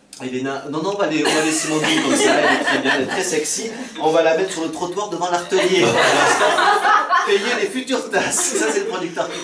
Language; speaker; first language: French; native; French